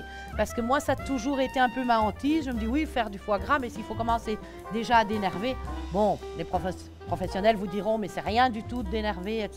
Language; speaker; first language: French; native; French